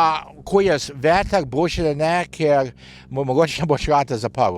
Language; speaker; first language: Slovenian; early bilingual, heritage; Slovenian